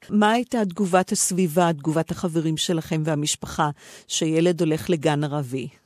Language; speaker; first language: Hebrew; native; Hebrew